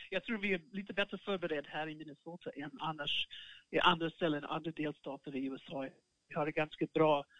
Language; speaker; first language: Swedish; non-native, fluent; English